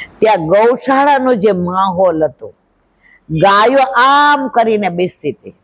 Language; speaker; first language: Gujarati; native; Gujarati